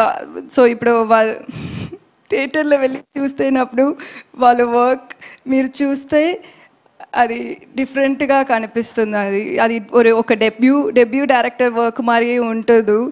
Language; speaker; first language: Telugu; non-native, local second language; Tamil